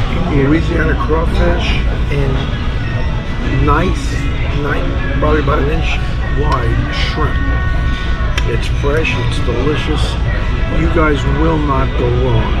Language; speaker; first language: English; native; English